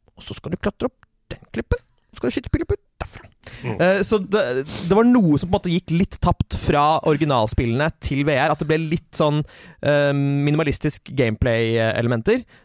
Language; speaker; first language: Norwegian; native; Norwegian